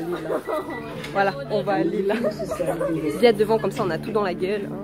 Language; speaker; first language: French; native; French